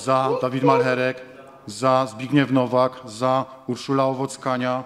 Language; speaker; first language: Polish; native; Polish